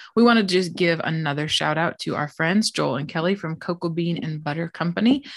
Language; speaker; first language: English; native; English